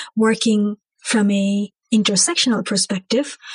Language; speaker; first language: English; non-native, local second language; Bangla